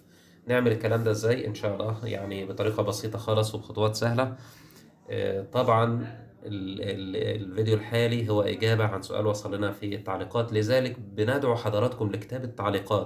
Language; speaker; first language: Arabic; native; Arabic